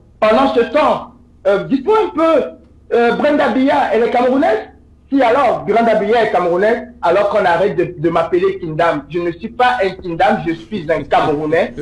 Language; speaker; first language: French; native; French